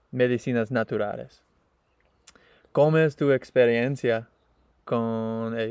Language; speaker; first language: Spanish; non-native, learner; English